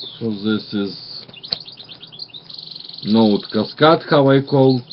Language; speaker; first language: English; non-native, learner; Russian